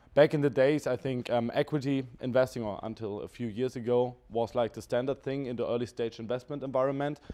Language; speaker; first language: English; non-native, fluent; German